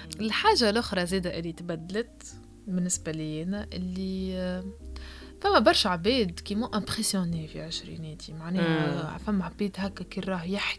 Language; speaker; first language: Arabic; native; Arabic